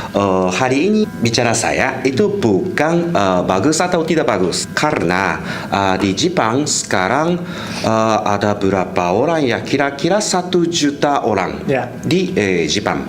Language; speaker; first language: Indonesian; non-native, fluent; Japanese